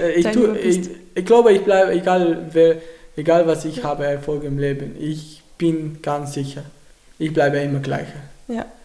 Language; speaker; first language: German; non-native, learner; Arabic